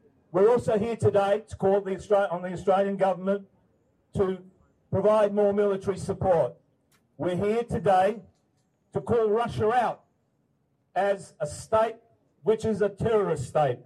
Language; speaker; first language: English; early bilingual, other home language; Ukrainian